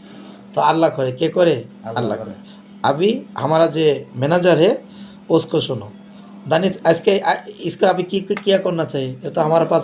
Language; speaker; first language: Hindi; non-native, fluent; Bangla